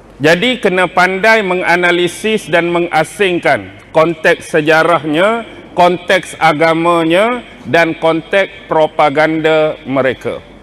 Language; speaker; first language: Malay; native; Malay